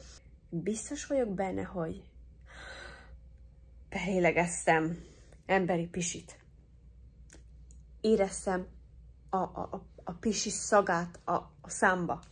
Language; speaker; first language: Hungarian; early bilingual, heritage; English